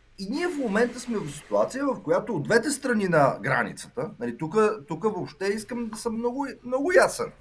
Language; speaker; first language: Bulgarian; native; Bulgarian